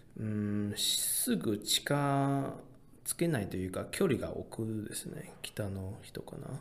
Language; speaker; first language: Japanese; early bilingual, heritage; Japanese